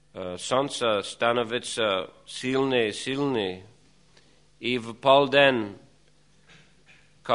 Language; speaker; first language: Russian; non-native, fluent; English